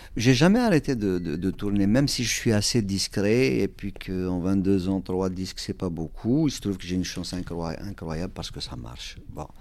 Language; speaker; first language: French; non-native, local second language; Kabyle